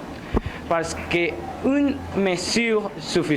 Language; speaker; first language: French; non-native, learner; Spanish